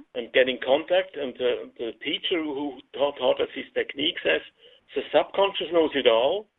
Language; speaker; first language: English; non-native, fluent; Swiss German